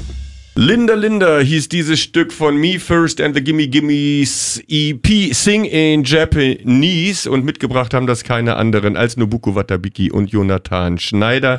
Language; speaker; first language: German; native; German